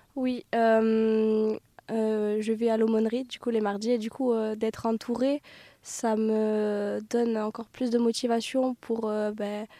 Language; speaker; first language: French; native; French